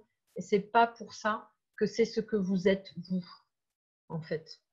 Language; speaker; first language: French; native; French